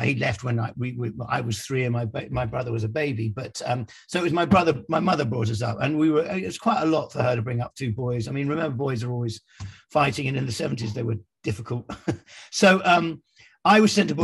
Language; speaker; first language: English; native; English